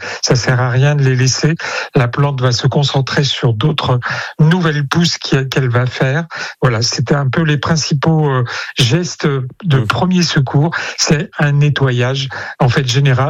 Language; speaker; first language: French; native; French